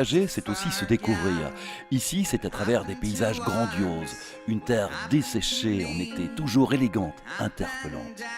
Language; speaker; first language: French; native; French